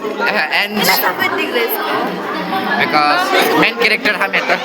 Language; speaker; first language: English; non-native, local second language; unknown